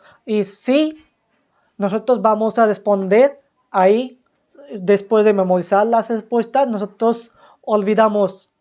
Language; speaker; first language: Spanish; non-native, fluent; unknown